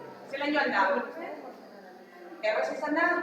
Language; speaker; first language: Basque; non-native, local second language; Spanish